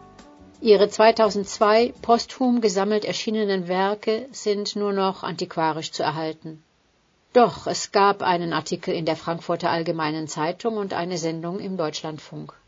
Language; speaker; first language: German; native; German